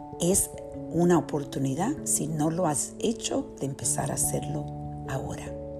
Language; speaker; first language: Spanish; early bilingual, heritage; Spanish